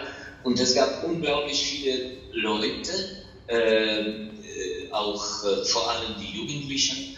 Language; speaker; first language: German; non-native, fluent; Ukrainian